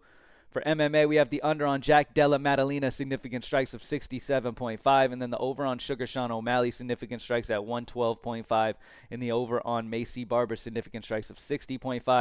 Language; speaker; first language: English; native; English